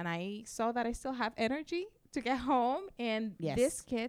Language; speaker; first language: English; non-native, fluent; Spanish